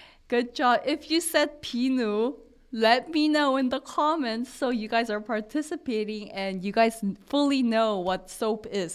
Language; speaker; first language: English; non-native, fluent; Korean